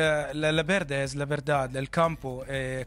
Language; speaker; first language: Spanish; non-native, learner; Arabic